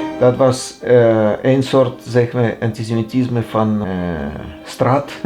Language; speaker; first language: Dutch; non-native, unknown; Russian